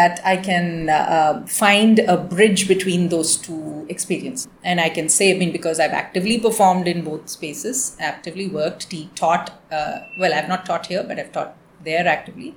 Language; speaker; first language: English; non-native, local second language; Tamil